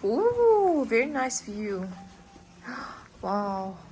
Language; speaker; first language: English; non-native, learner; Russian